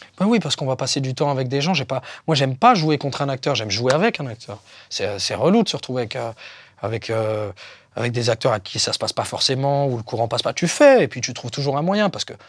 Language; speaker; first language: French; native; French